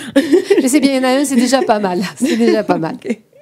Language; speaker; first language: French; native; French